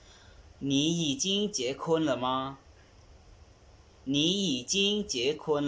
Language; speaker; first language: Chinese; non-native, learner; Lao